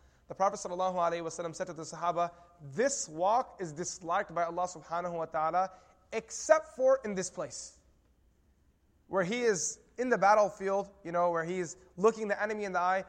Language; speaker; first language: English; native; English